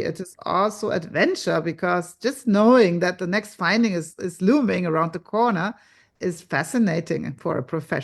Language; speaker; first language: English; non-native, fluent; German